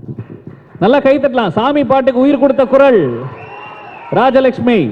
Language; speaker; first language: Tamil; native; Tamil